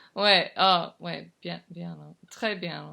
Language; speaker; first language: French; non-native, learner; English